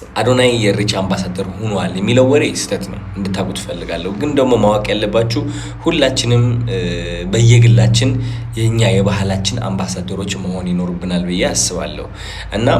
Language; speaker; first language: Amharic; non-native, local second language; Tigrinya